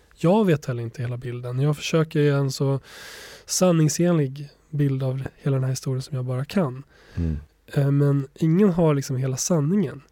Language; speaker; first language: Swedish; early bilingual, other home language; Albanian